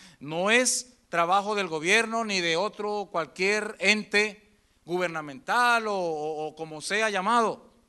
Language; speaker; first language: Spanish; native; Spanish